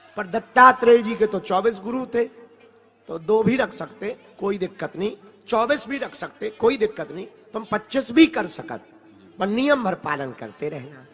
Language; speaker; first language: Hindi; native; Hindi